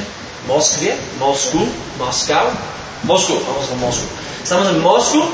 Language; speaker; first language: Spanish; non-native, fluent; English